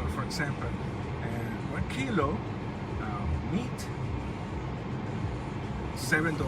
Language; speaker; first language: English; non-native, learner; Spanish